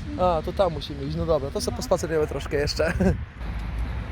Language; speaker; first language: Polish; native; Polish